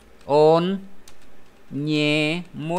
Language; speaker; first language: Russian; non-native, fluent; Vietnamese